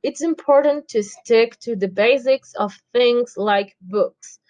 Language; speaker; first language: English; non-native, fluent; Portuguese